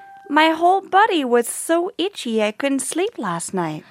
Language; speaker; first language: English; native; English